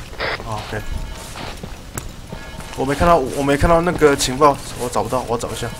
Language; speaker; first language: Chinese; native; Chinese